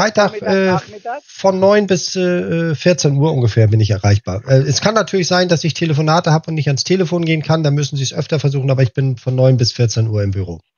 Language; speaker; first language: German; native; German